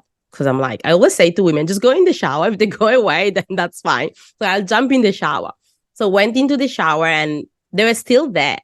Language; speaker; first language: English; non-native, fluent; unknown